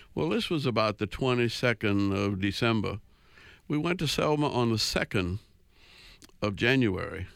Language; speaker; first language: English; native; English